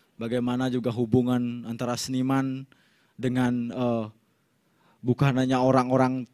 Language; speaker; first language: Indonesian; native; Indonesian